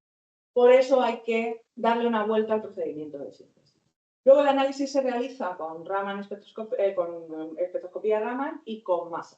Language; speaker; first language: Spanish; native; Spanish